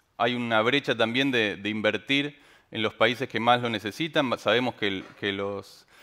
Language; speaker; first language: Spanish; native; Spanish